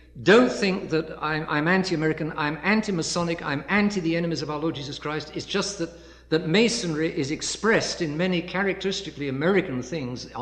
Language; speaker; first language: English; native; English